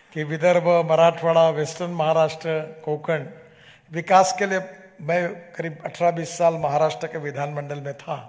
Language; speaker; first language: Hindi; non-native, local second language; Marathi